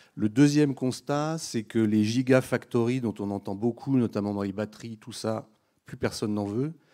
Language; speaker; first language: French; native; French